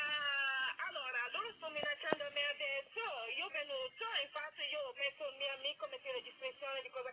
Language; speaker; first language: Italian; non-native, learner; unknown